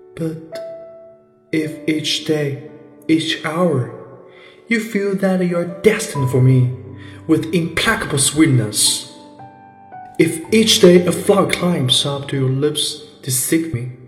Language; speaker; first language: English; non-native, fluent; Chinese